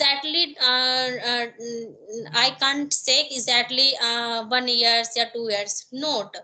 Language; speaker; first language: English; non-native, learner; Hindi